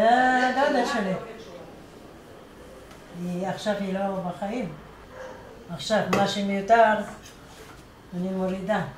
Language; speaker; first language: Hebrew; non-native, fluent; Arabic